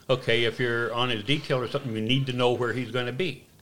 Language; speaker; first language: English; native; English